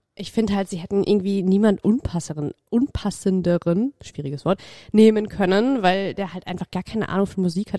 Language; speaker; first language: German; native; German